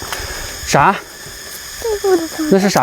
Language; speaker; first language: Chinese; native; Chinese